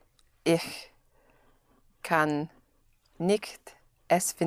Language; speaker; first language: German; non-native, learner; English